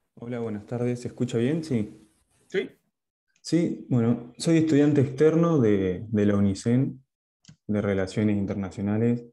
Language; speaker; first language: Spanish; non-native, fluent; French